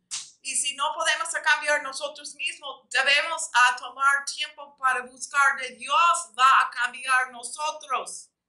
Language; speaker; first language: Spanish; non-native, fluent; English